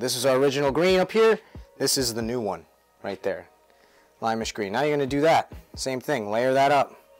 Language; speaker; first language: English; native; English